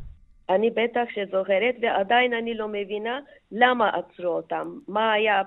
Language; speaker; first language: Hebrew; non-native, fluent; Turkish